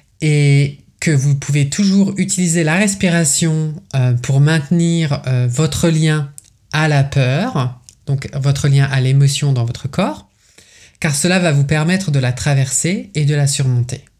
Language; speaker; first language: French; native; French